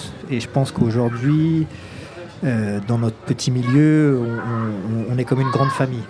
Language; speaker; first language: French; native; French